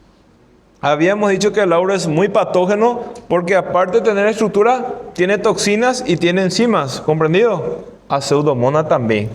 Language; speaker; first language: Spanish; non-native, fluent; Portuguese